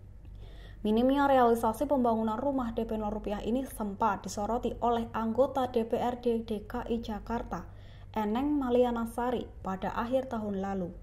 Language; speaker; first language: Indonesian; native; Indonesian